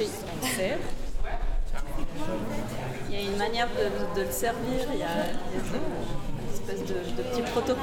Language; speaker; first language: French; non-native, learner; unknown